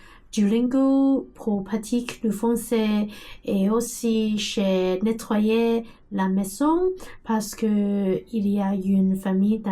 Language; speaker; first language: French; non-native, learner; Cantonese